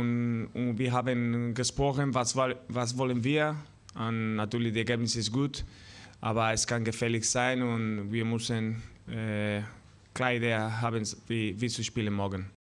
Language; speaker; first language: German; non-native, learner; Spanish